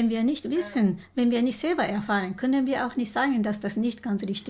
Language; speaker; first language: German; non-native, learner; Japanese